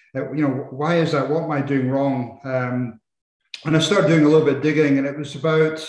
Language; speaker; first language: English; native; English